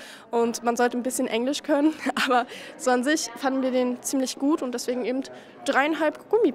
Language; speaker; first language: German; native; German